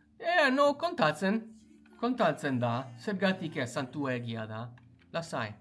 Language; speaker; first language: Basque; non-native, learner; English